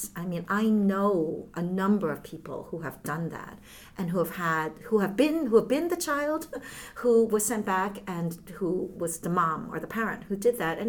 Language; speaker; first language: English; early bilingual, other home language; Cantonese